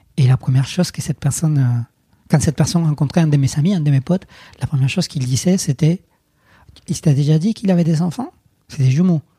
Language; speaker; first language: French; non-native, fluent; Spanish